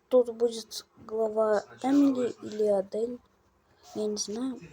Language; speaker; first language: Russian; native; Russian